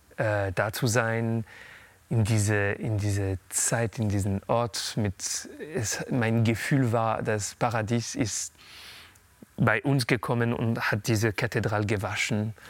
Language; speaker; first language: German; non-native, fluent; French